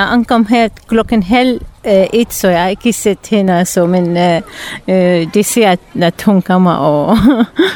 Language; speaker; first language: Danish; non-native, learner; Arabic